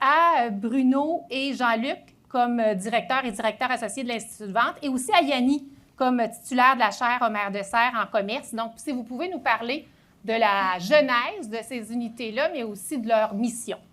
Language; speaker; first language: French; native; French